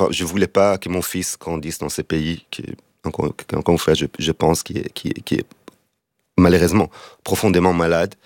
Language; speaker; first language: French; non-native, fluent; Hebrew